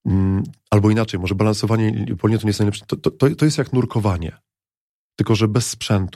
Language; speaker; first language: Polish; native; Polish